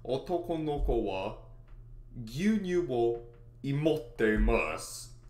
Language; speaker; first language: Japanese; non-native, learner; English